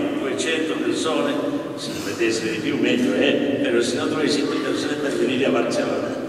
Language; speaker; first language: Italian; non-native, learner; Catalan